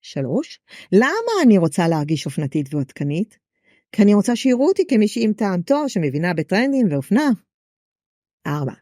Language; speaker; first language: Hebrew; native; Hebrew